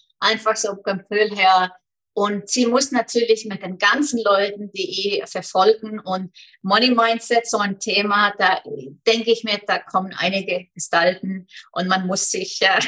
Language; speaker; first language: German; non-native, fluent; Icelandic